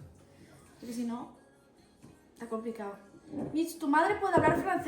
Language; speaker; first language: Spanish; early bilingual, other home language; Portuguese